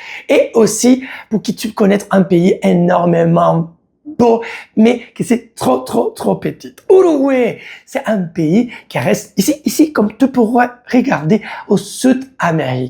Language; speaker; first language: French; non-native, learner; Spanish